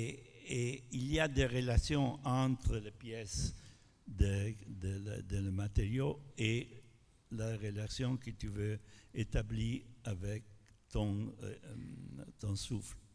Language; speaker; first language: French; non-native, fluent; Italian